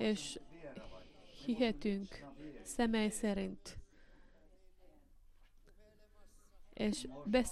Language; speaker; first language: Hungarian; non-native, learner; Finnish